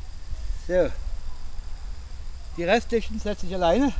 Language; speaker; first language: German; non-native, fluent; Russian